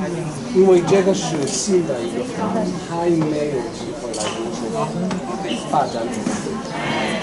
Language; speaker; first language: Chinese; non-native, fluent; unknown